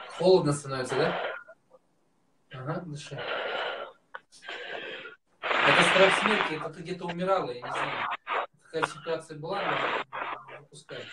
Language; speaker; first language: Russian; native; Russian